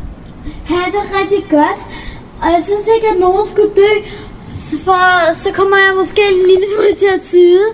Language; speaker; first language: Danish; early bilingual, other home language; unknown